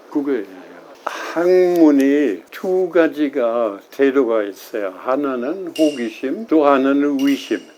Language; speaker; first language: Korean; non-native, fluent; German